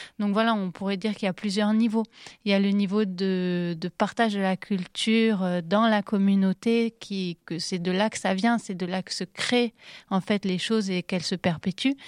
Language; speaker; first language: French; early bilingual, other home language; Arabic